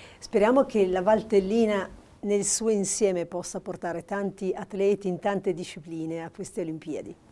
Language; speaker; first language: Italian; native; Italian